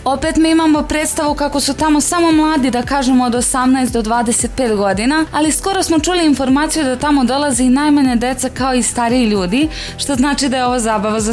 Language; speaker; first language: Serbian; native; Serbian